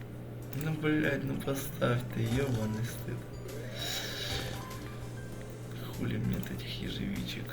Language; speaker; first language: Russian; native; Russian